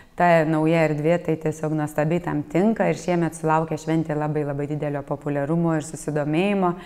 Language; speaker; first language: Lithuanian; native; Lithuanian